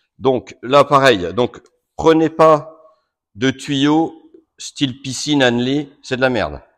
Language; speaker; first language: French; native; French